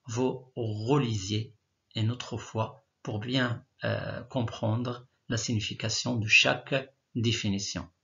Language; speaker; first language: French; non-native, local second language; Arabic